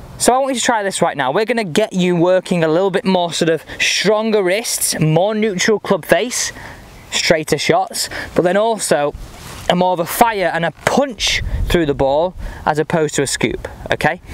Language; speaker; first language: English; native; English